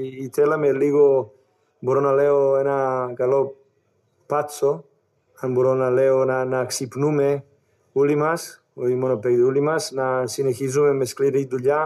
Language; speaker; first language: Greek; non-native, learner; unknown